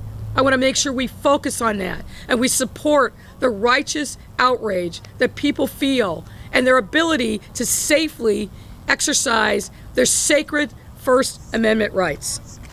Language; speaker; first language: English; native; English